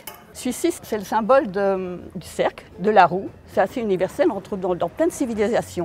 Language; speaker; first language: French; native; French